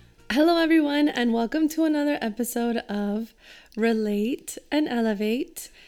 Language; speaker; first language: English; early bilingual, other home language; Spanish